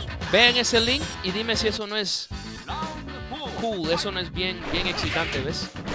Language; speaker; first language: Spanish; early bilingual, heritage; Spanish